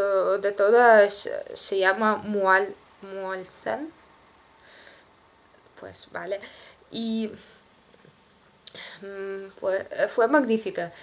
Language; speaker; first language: Spanish; non-native, learner; Russian